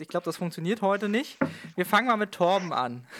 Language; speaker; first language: German; native; German